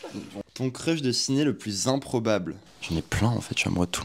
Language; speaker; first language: French; native; French